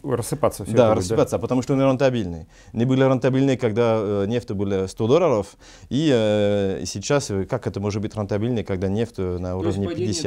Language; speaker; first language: Russian; non-native, learner; French